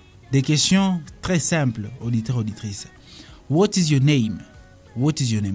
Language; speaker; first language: English; non-native, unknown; Swahili